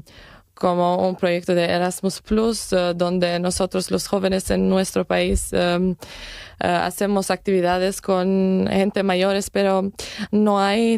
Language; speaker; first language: Spanish; non-native, fluent; German